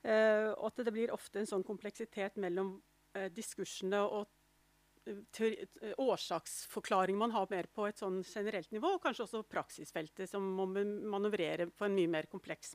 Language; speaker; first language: Norwegian; native; Norwegian